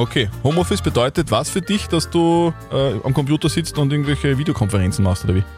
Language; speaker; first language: German; native; German